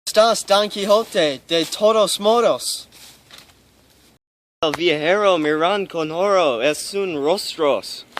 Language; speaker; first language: Spanish; non-native, learner; English